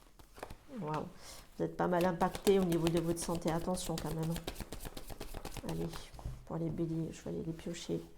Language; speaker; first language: French; native; French